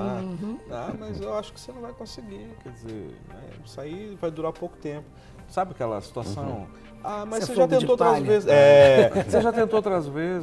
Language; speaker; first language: Portuguese; native; Portuguese